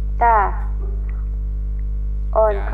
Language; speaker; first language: Russian; non-native, learner; Vietnamese